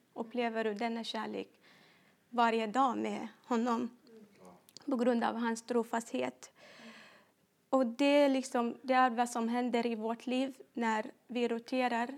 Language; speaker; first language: Swedish; non-native, fluent; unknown